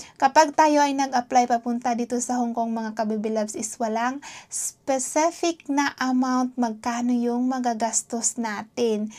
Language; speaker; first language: Filipino; non-native, local second language; Hiligaynon